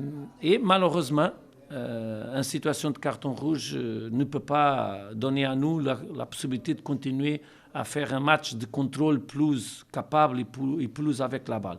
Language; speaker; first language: French; non-native, learner; Portuguese